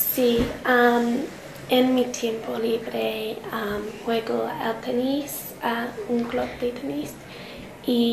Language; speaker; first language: Spanish; non-native, learner; English